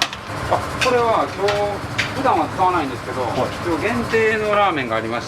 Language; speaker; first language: Japanese; native; Japanese